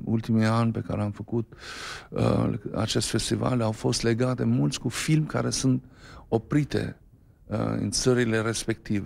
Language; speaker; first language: Romanian; non-native, fluent; Albanian